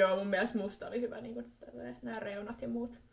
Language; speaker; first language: Finnish; native; Finnish